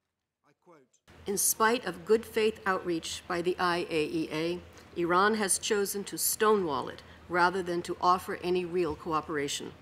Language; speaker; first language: English; native; English